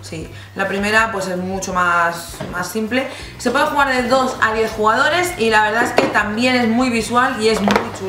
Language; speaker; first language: Spanish; native; Spanish